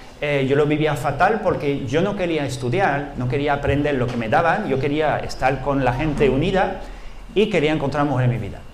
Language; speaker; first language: Spanish; non-native, fluent; French